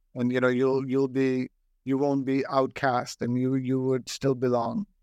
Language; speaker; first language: English; non-native, local second language; Hindi